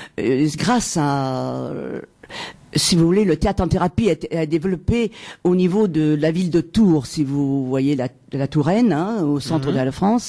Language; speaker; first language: French; native; French